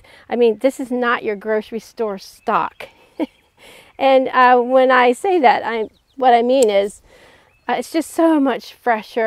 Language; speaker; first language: English; native; English